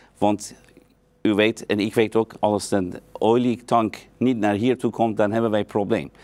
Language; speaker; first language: Dutch; non-native, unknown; Persian